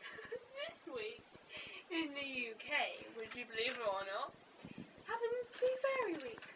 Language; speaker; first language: English; native; English